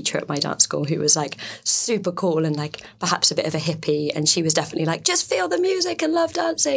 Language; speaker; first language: English; native; English